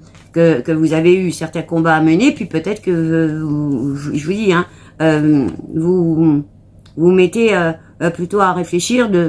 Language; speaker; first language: French; native; French